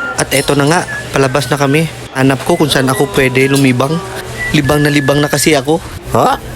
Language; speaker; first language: Filipino; non-native, local second language; Cebuano